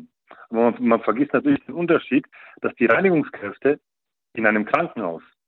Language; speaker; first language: German; native; German